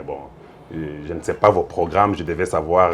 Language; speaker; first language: French; non-native, local second language; Lingala